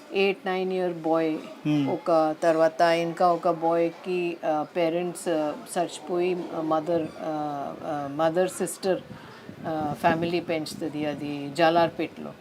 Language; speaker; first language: Telugu; non-native, fluent; Hindi